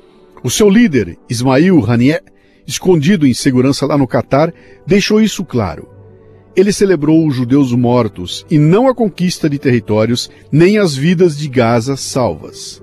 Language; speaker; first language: Portuguese; native; Portuguese